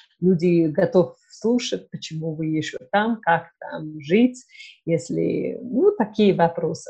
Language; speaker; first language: Russian; non-native, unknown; English